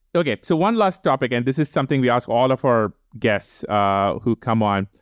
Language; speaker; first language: English; non-native, local second language; Tamil